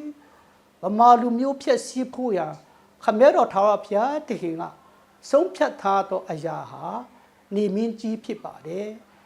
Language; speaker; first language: Burmese; non-native, local second language; Thado Chin